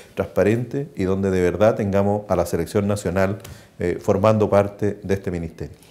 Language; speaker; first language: Spanish; native; Spanish